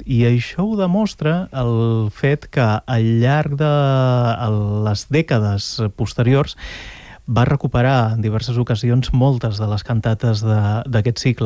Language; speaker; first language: Catalan; native; Catalan